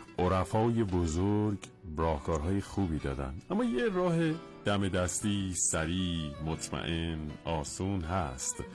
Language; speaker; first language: Persian; native; Persian